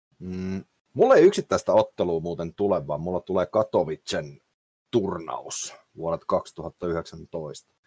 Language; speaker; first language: Finnish; native; Finnish